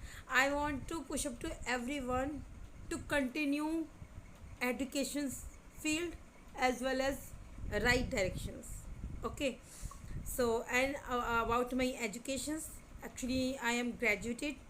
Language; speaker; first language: English; non-native, local second language; Hindi